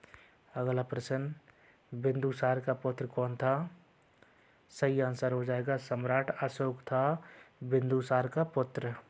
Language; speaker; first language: Hindi; native; Hindi